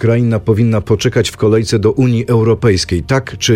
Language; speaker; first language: Polish; native; Polish